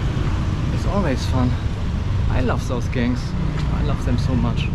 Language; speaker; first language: English; non-native, fluent; German